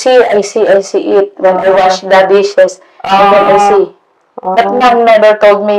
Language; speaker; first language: English; non-native, learner; Indonesian